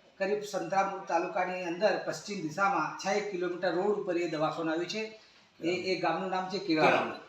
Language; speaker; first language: Gujarati; native; Gujarati